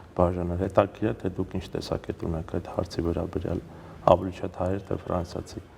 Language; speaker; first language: Armenian; native; Armenian